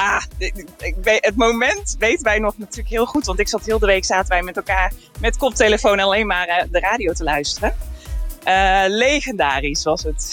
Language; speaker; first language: Dutch; native; Dutch